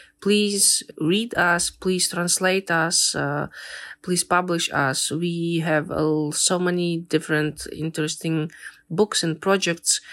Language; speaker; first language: English; non-native, fluent; Ukrainian